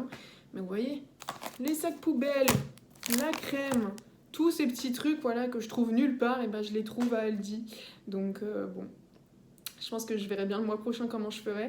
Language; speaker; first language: French; native; French